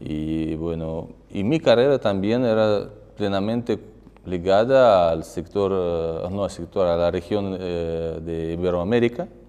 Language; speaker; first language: Spanish; non-native, fluent; Russian